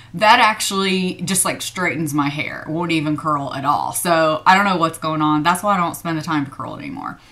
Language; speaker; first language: English; native; English